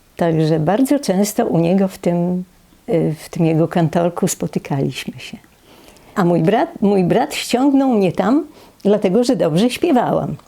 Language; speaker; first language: Polish; native; Polish